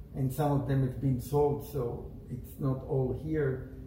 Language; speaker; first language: English; non-native, fluent; Hebrew